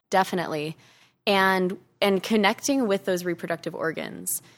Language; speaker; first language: English; native; English